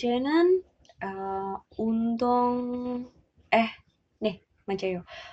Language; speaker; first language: Korean; non-native, learner; English